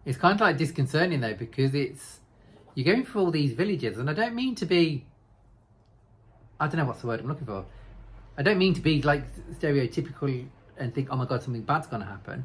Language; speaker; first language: English; native; English